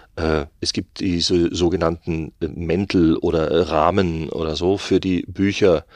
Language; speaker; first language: German; native; German